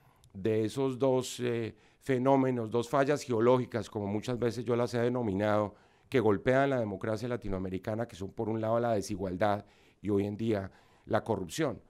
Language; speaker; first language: Spanish; native; Spanish